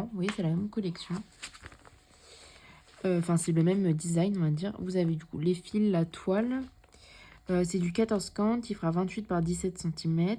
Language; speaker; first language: French; native; French